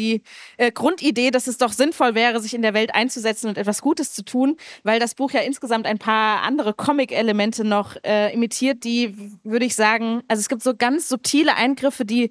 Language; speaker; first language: German; native; German